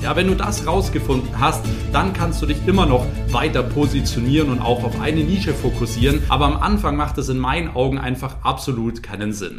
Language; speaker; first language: German; native; German